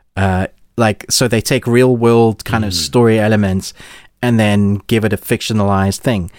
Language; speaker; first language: English; native; English